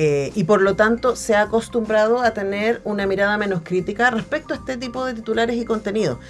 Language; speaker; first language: Spanish; native; Spanish